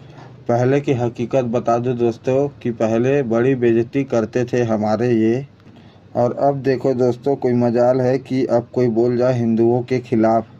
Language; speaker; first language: Hindi; native; Hindi